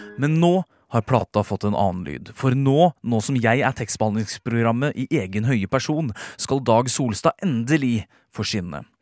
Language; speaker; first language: Norwegian; native; Norwegian